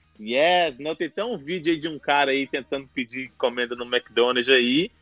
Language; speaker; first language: Portuguese; native; Portuguese